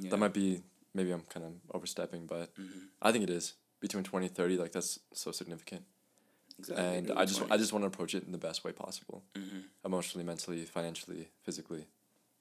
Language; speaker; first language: English; early bilingual, other home language; Spanish